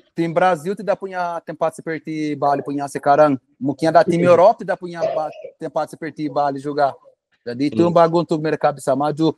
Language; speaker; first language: Indonesian; non-native, fluent; Portuguese